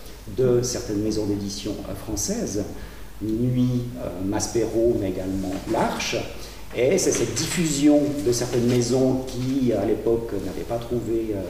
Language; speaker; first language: French; native; French